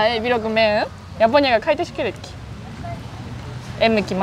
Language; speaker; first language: Kyrgyz; non-native, learner; Japanese